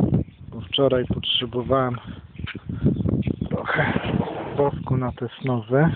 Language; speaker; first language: Polish; native; Polish